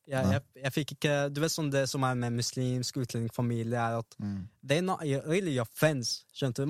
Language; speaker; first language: Norwegian; early bilingual, other home language; Arabic